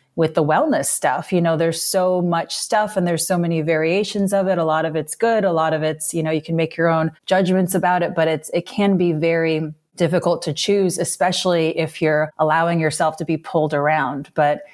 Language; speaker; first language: English; native; English